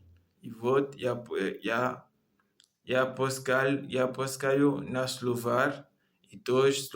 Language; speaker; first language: Russian; non-native, learner; Comorian